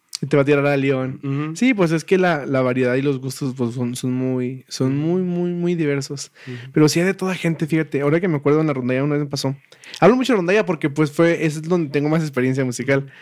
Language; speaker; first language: Spanish; native; Spanish